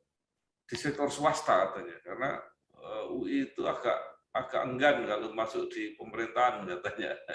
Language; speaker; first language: Indonesian; native; Indonesian